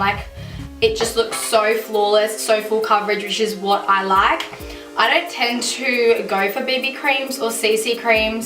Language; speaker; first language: English; native; English